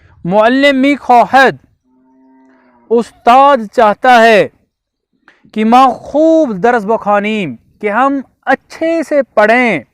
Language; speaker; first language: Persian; non-native, fluent; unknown